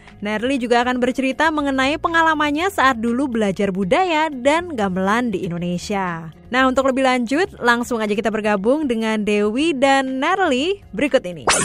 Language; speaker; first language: Indonesian; native; Indonesian